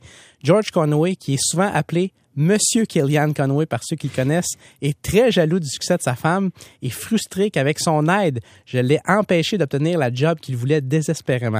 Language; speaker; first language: French; native; French